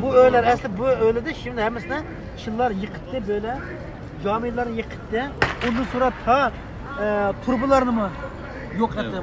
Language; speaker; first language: Turkish; non-native, learner; Uyghur